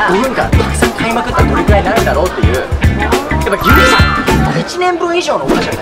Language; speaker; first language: Japanese; native; Japanese